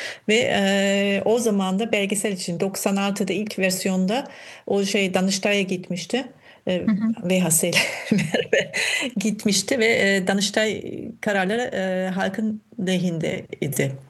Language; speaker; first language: Turkish; non-native, fluent; German